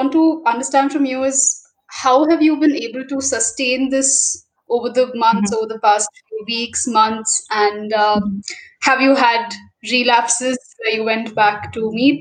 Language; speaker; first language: English; non-native, local second language; Bangla